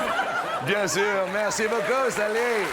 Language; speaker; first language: French; native; French